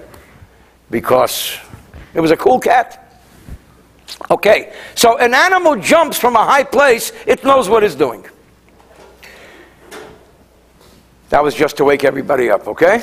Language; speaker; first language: English; native; English